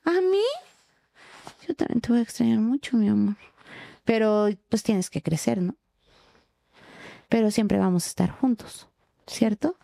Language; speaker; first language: Spanish; native; Spanish